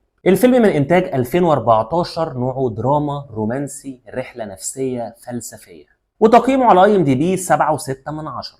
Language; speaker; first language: Arabic; native; Arabic